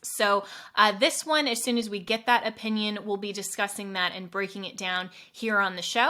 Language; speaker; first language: English; native; English